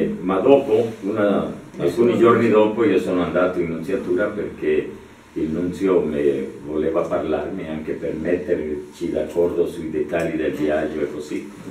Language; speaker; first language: Italian; non-native, fluent; Spanish